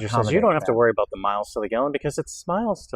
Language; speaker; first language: English; native; English